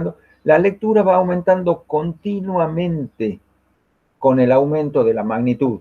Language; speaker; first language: Spanish; native; Spanish